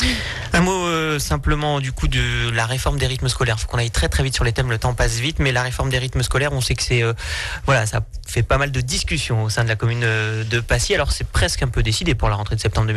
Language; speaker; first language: French; native; French